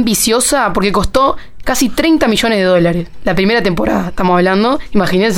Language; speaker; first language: Spanish; native; Spanish